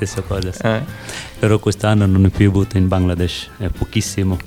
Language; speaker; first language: Italian; non-native, learner; Bangla